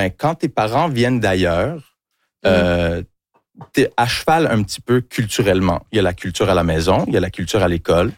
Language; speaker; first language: French; early bilingual, other home language; English